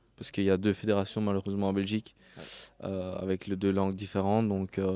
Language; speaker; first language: French; native; French